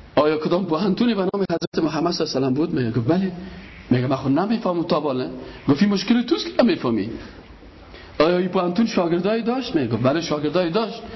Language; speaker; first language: Persian; native; Persian